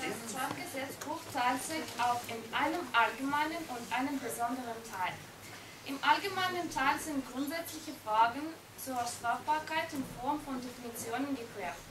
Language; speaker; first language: German; non-native, learner; Russian